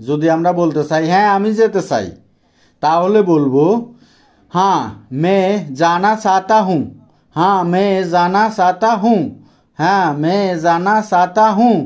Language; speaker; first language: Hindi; non-native, fluent; Bangla